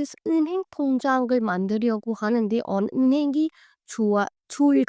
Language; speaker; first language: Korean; non-native, fluent; Hindi